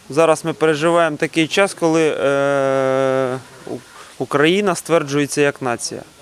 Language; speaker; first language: Ukrainian; native; Ukrainian